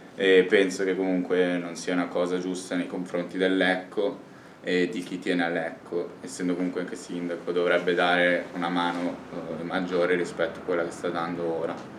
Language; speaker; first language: Italian; native; Italian